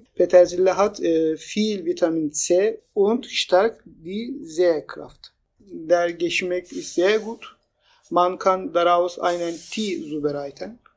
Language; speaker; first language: German; non-native, fluent; Turkish